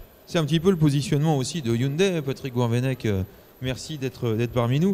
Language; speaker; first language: French; native; French